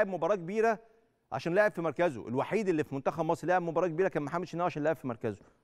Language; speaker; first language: Arabic; native; Arabic